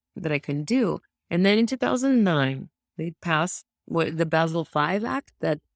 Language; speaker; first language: English; early bilingual, other home language; Russian